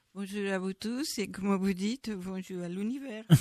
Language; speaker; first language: French; non-native, fluent; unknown